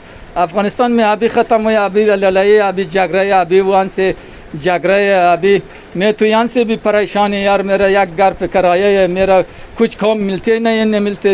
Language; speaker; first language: Hindi; non-native, learner; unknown